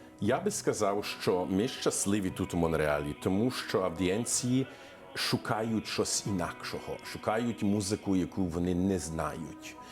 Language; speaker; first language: Ukrainian; early bilingual, heritage; Ukrainian